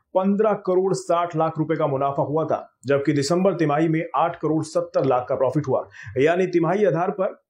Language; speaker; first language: Hindi; native; Hindi